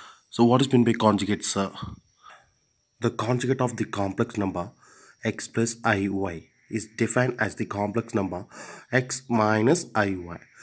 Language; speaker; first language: English; non-native, local second language; Tamil